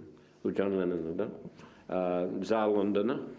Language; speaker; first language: Russian; non-native, fluent; English